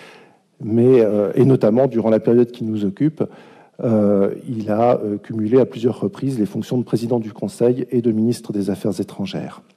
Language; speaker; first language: French; native; French